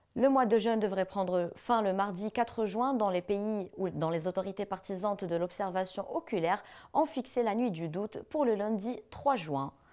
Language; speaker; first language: French; non-native, local second language; Arabic